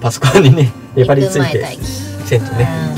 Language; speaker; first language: Japanese; native; Japanese